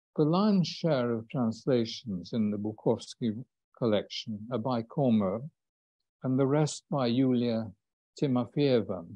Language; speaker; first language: English; native; English